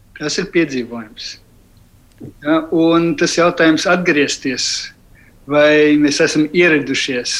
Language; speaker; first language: Latvian; early bilingual, heritage; Latvian